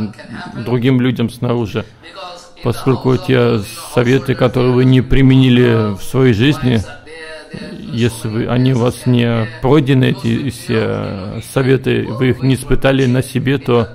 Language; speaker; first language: Russian; native; Russian